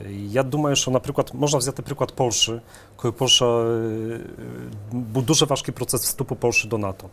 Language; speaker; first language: Ukrainian; early bilingual, heritage; Ukrainian